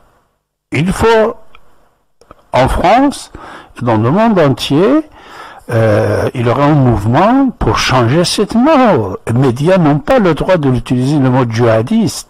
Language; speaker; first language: French; non-native, fluent; Persian